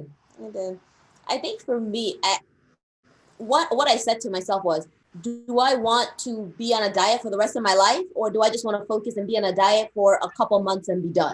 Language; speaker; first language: English; early bilingual, other home language; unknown